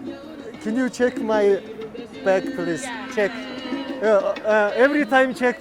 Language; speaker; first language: English; non-native, learner; Mongolian